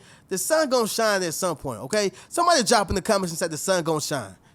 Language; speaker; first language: English; native; English